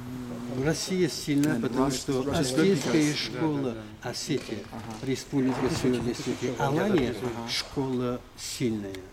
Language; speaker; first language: Russian; native; Russian